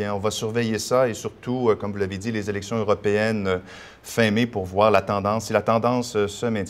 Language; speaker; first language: French; native; French